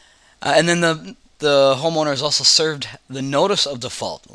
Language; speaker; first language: English; native; English